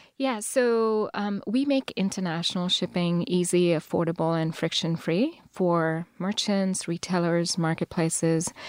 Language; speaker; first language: English; non-native, local second language; Telugu